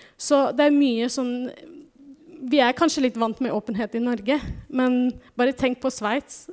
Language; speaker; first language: Norwegian; non-native, fluent; German